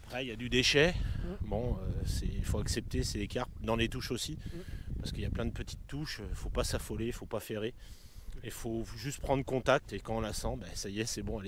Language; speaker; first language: French; native; French